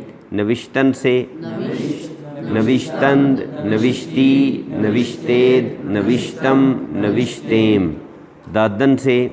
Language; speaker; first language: Persian; non-native, fluent; Urdu